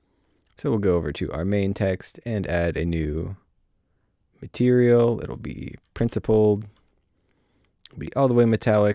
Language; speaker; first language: English; native; English